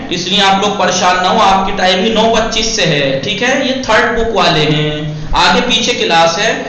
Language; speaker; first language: Urdu; native; Urdu